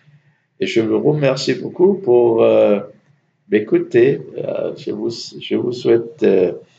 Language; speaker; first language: French; non-native, fluent; German